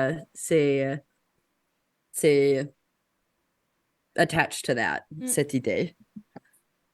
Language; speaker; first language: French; non-native, fluent; English